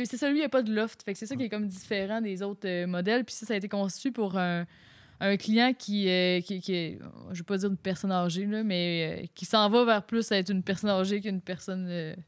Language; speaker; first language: French; native; French